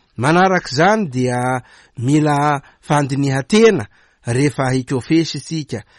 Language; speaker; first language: Malagasy; native; Malagasy